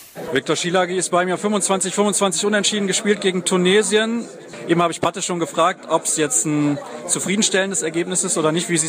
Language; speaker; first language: German; native; German